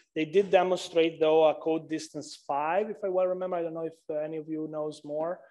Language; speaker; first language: English; non-native, fluent; Italian